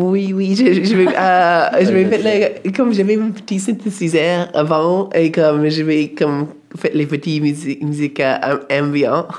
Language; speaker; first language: French; non-native, fluent; English